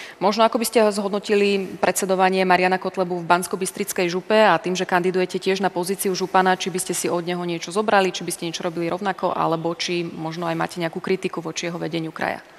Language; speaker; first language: Slovak; native; Slovak